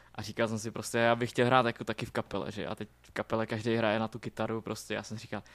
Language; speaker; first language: Czech; native; Czech